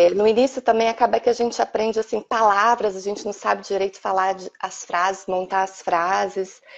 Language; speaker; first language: Portuguese; native; Portuguese